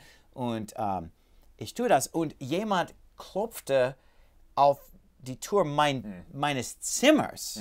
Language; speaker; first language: German; non-native, learner; English